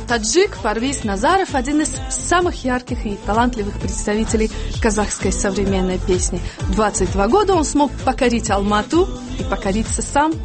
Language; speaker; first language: Russian; non-native, local second language; Tajik